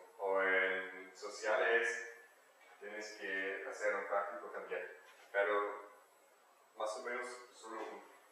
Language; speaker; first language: Spanish; non-native, learner; German